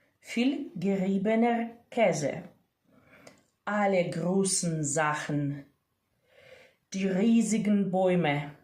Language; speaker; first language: German; non-native, fluent; Ukrainian